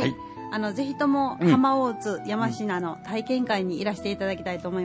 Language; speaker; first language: Japanese; native; Japanese